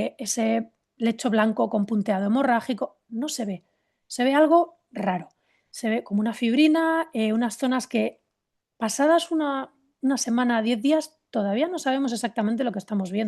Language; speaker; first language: Spanish; native; Spanish